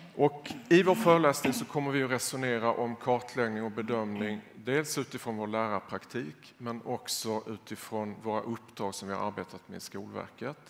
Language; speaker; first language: Swedish; native; Swedish